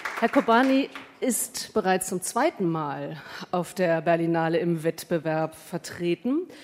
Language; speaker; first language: German; native; German